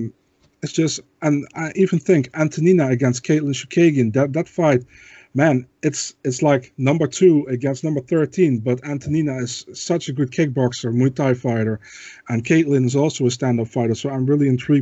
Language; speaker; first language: English; non-native, fluent; Dutch